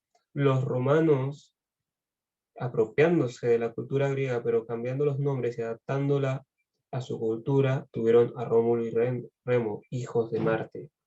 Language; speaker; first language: Spanish; native; Spanish